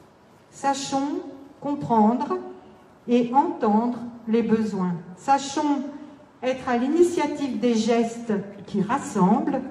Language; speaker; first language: French; native; French